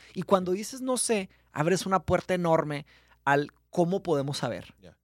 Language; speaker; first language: Spanish; early bilingual, other home language; Portuguese